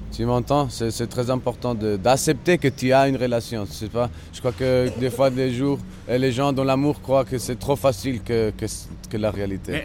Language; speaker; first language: French; non-native, local second language; Spanish